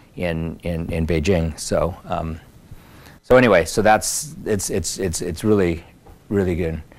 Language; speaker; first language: English; native; English